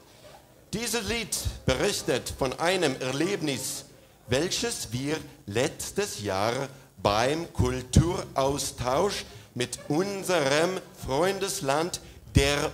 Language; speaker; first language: German; non-native, fluent; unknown